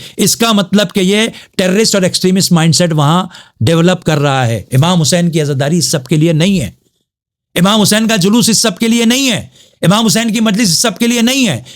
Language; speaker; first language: Urdu; native; Urdu